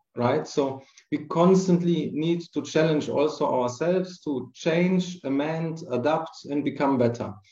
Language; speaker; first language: English; non-native, fluent; German